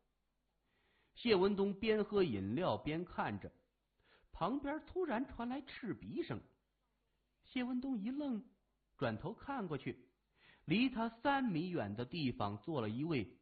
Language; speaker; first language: Chinese; native; Chinese